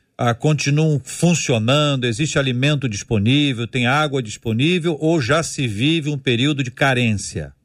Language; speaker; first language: Portuguese; native; Portuguese